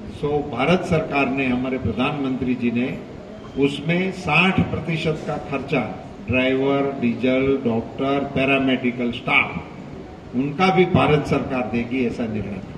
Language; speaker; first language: Hindi; non-native, local second language; Gujarati